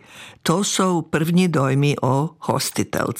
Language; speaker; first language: Czech; non-native, fluent; Serbian